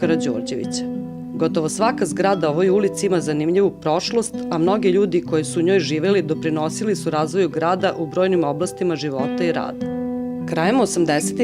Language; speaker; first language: Serbian; native; Serbian